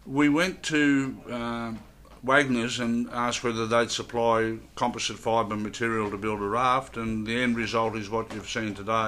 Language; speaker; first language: English; native; English